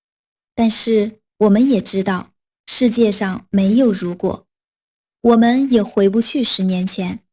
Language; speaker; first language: Chinese; non-native, fluent; Vietnamese